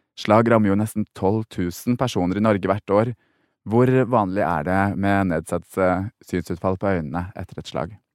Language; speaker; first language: Norwegian; native; Norwegian